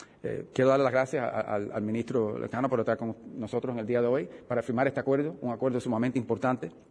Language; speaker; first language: Spanish; early bilingual, heritage; Spanish